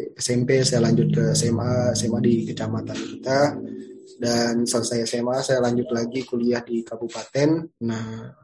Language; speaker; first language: Indonesian; non-native, local second language; Iban